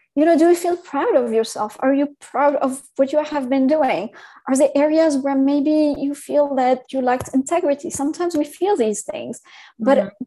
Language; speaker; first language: English; non-native, fluent; Arabic